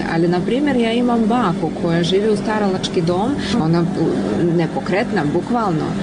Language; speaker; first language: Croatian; non-native, fluent; Ukrainian